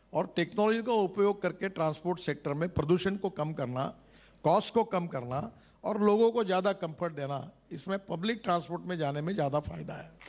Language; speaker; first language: Hindi; non-native, local second language; Marathi